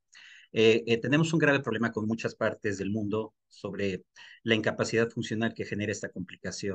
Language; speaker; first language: Spanish; native; Spanish